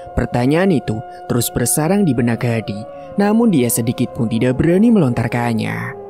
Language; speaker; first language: Indonesian; native; Indonesian